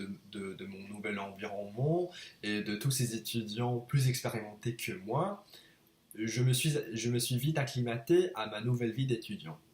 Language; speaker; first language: French; non-native, fluent; English